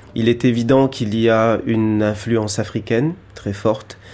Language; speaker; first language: French; native; French